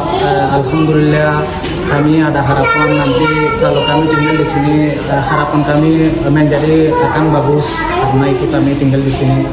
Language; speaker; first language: Indonesian; non-native, learner; Rohingya